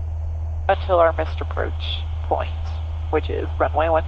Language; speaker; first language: English; native; English